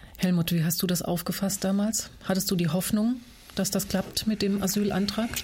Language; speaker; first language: German; native; German